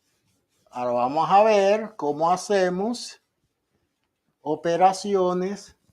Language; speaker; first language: Spanish; native; Spanish